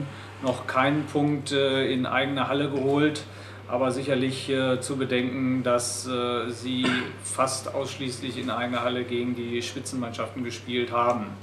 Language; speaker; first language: German; native; German